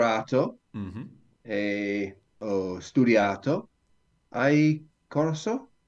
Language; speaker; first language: Italian; non-native, learner; English